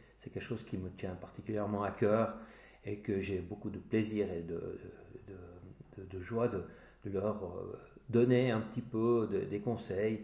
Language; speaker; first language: French; native; French